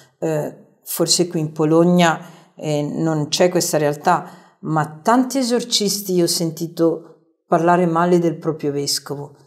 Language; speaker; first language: Italian; native; Italian